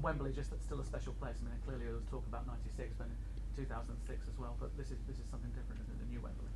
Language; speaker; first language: English; native; English